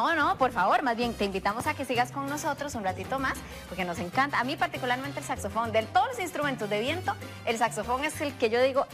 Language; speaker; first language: Spanish; native; Spanish